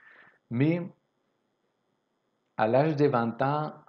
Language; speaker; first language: French; non-native, fluent; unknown